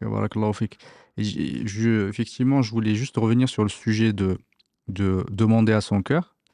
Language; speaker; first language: French; native; French